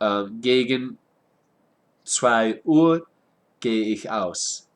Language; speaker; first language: German; non-native, learner; English